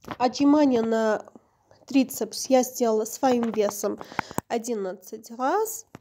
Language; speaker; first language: Russian; non-native, local second language; Armenian